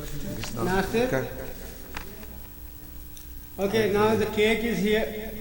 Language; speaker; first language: English; non-native, local second language; Urdu